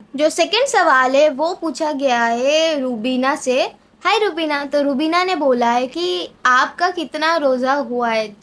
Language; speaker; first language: Hindi; non-native, local second language; Bangla